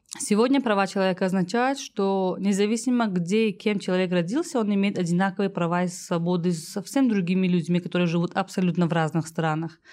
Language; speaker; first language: Russian; non-native, local second language; Tajik